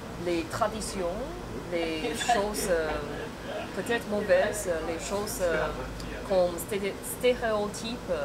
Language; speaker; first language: French; non-native, fluent; Chinese